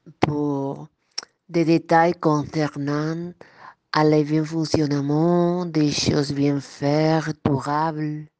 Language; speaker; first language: French; non-native, fluent; Spanish